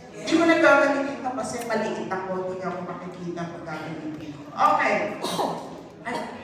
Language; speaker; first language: Filipino; non-native, local second language; Iloko